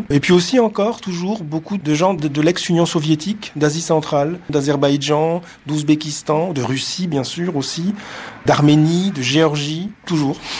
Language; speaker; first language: French; native; French